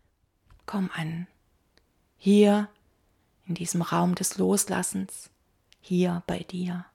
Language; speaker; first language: German; native; German